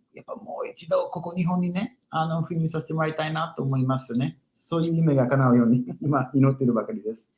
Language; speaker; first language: Japanese; non-native, fluent; English